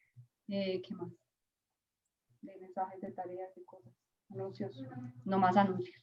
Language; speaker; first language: Spanish; native; Spanish